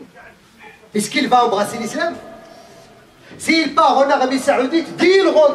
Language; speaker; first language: French; non-native, fluent; Arabic